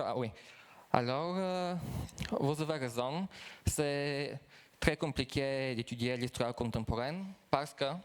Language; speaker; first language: French; non-native, fluent; Bulgarian